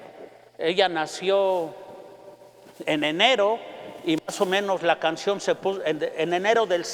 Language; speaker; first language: Spanish; native; Spanish